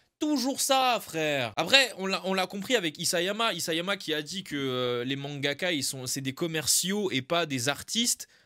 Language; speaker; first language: French; native; French